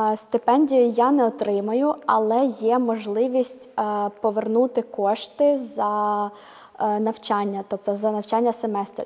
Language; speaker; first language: Ukrainian; native; Ukrainian